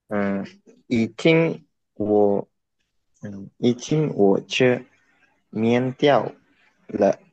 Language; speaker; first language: Chinese; non-native, learner; Indonesian